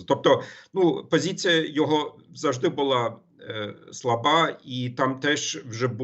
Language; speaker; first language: Ukrainian; non-native, fluent; German